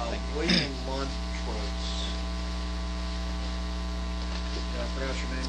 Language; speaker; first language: English; native; English